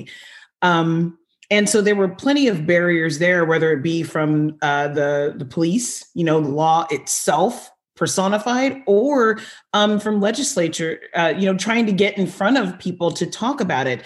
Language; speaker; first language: English; native; English